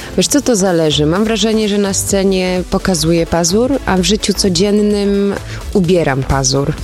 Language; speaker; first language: Polish; early bilingual, other home language; German